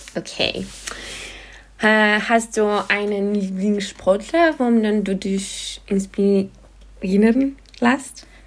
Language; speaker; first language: German; non-native, fluent; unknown